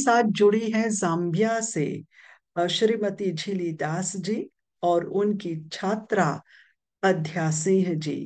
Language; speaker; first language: Hindi; non-native, local second language; Morisyen